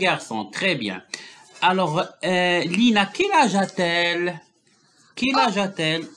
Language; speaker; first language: French; non-native, local second language; Arabic